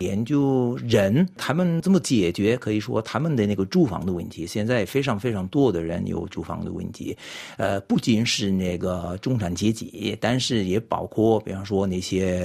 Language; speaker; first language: Chinese; non-native, fluent; French